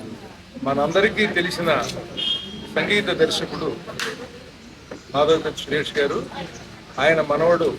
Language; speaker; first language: Telugu; native; Telugu